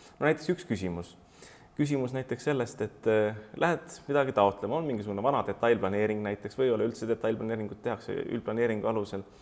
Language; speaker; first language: Estonian; native; Estonian